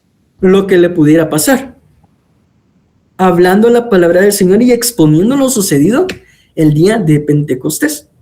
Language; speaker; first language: Spanish; native; Spanish